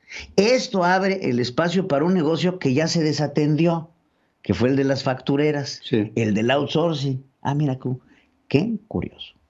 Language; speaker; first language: Spanish; native; Spanish